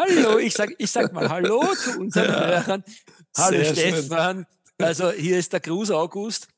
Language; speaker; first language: German; native; German